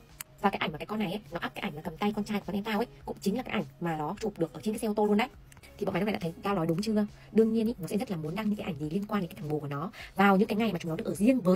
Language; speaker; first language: Vietnamese; native; Vietnamese